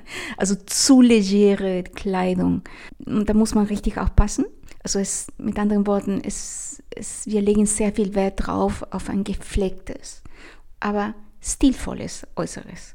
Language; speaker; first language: German; non-native, fluent; Spanish